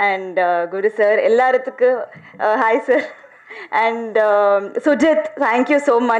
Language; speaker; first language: Tamil; non-native, learner; Telugu